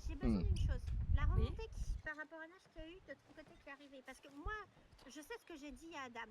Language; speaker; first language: French; native; French